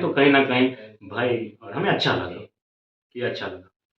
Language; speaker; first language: Hindi; non-native, local second language; Magahi